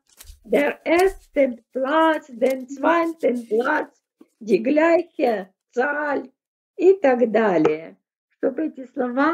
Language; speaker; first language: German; non-native, fluent; Russian